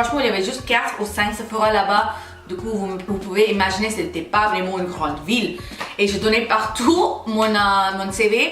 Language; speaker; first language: French; non-native, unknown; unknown